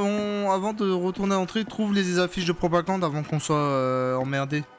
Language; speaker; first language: French; native; French